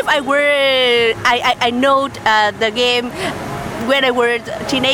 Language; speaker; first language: English; non-native, learner; Vietnamese